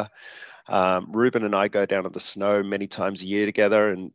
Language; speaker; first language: English; native; English